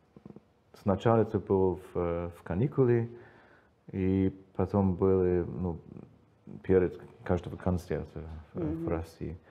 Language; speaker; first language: Russian; non-native, learner; English